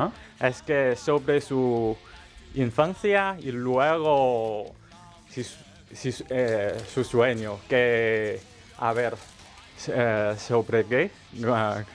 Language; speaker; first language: Spanish; non-native, learner; Chinese